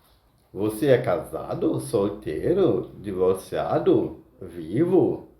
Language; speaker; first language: Portuguese; non-native, fluent; Haitian Creole